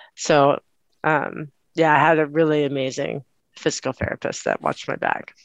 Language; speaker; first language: English; native; English